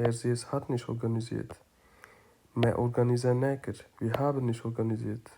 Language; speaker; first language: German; non-native, fluent; Kurdish